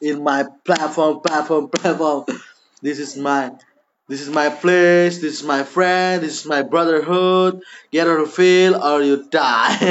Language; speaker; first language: English; non-native, learner; Indonesian